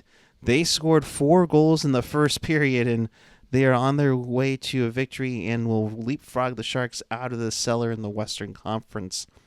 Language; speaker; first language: English; native; English